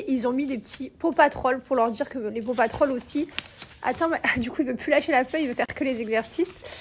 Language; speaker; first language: French; native; French